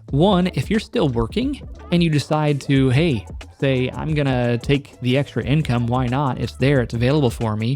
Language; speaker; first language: English; native; English